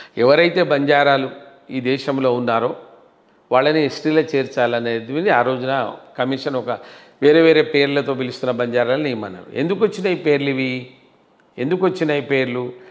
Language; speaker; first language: Telugu; non-native, local second language; Lambadi